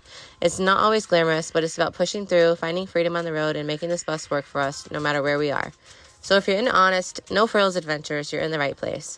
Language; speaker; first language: English; native; English